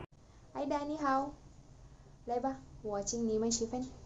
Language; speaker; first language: Chinese; non-native, learner; Malay